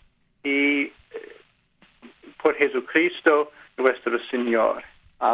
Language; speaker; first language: Spanish; non-native, learner; English